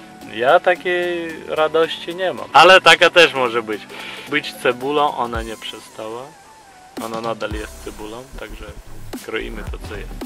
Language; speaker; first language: Polish; non-native, fluent; Ukrainian